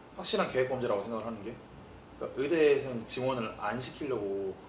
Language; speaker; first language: Korean; early bilingual, heritage; Korean